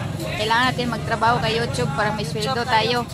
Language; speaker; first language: Filipino; non-native, local second language; Aklanon